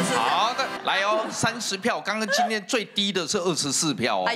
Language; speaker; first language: Chinese; native; Chinese